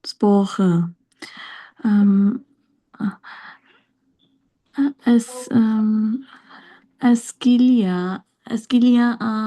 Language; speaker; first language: French; non-native, learner; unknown